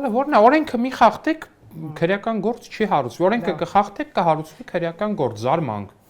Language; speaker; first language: Armenian; native; Armenian